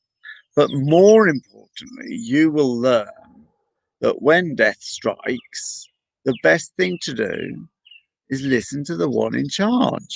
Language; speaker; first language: English; native; English